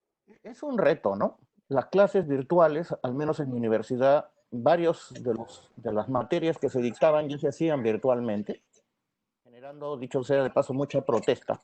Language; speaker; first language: Spanish; native; Spanish